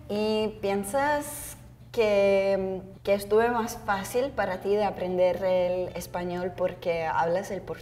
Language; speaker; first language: Spanish; non-native, fluent; Serbian